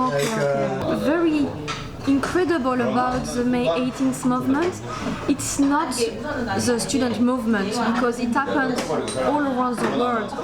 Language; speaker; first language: English; non-native, fluent; French